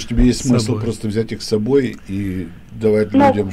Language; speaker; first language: Russian; native; Russian